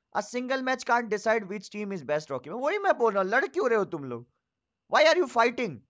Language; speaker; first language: Hindi; native; Hindi